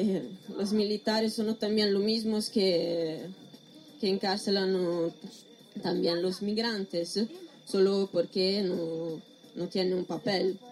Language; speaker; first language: Spanish; non-native, learner; Italian